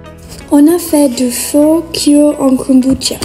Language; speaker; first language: French; non-native, learner; English